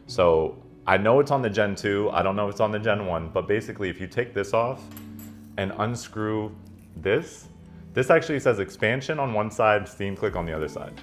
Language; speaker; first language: English; native; English